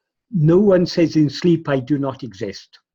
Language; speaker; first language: English; native; English